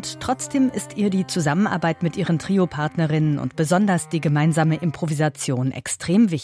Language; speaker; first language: German; native; German